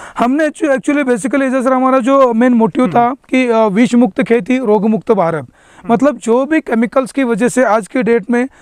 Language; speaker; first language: Hindi; non-native, local second language; Marathi